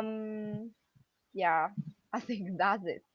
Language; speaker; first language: English; non-native, learner; Vietnamese